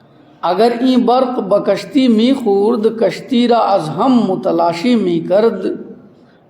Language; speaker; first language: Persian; non-native, fluent; Urdu